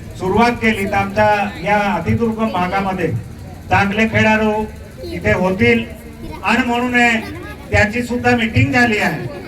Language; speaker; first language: Marathi; non-native, local second language; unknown